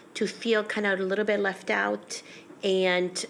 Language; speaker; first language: English; early bilingual, other home language; Spanish